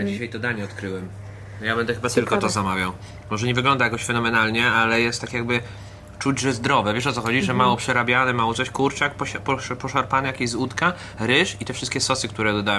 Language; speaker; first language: Polish; native; Polish